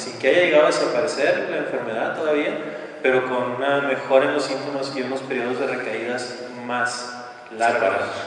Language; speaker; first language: Spanish; native; Spanish